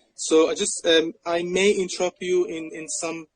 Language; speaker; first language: English; non-native, fluent; Persian